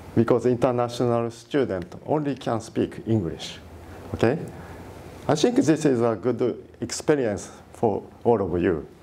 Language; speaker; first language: English; non-native, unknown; Japanese